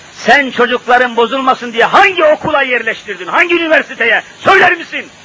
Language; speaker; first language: Turkish; native; Turkish